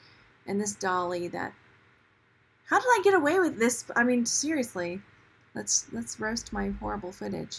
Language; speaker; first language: English; native; English